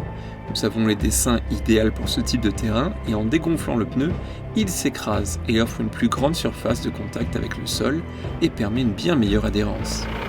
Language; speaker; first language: French; native; French